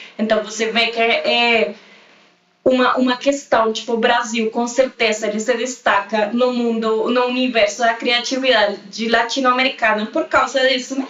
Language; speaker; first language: Portuguese; non-native, fluent; Spanish